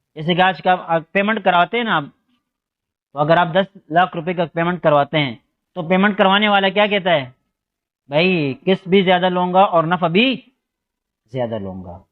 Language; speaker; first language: Urdu; non-native, local second language; Pashto